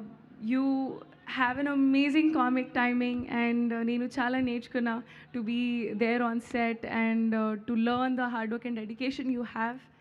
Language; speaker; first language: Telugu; non-native, learner; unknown